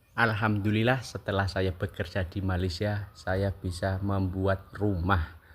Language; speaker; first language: Indonesian; native; Indonesian